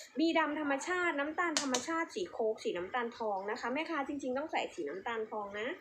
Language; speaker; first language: Thai; native; Thai